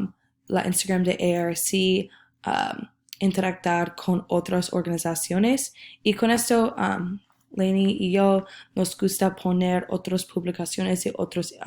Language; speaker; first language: Spanish; non-native, learner; English